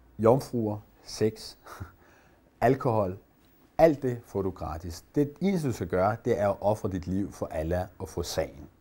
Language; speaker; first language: Danish; early bilingual, other home language; Persian